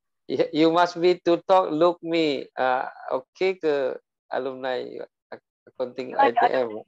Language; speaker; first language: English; non-native, learner; Indonesian